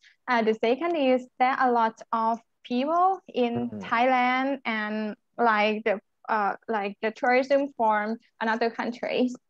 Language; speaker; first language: English; non-native, learner; Thai